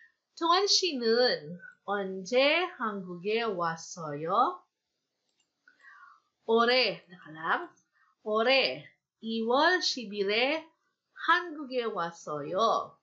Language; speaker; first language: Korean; non-native, fluent; Filipino